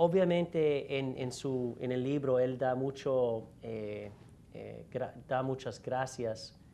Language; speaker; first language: Spanish; non-native, fluent; English